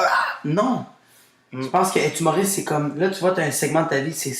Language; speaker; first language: French; native; French